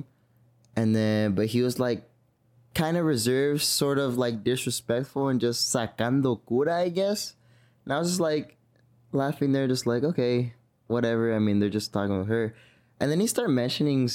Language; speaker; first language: English; native; English